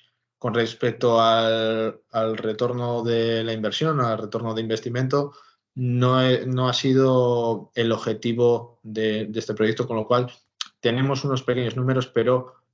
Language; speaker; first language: Spanish; native; Spanish